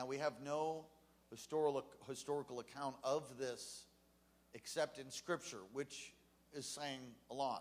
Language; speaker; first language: English; native; English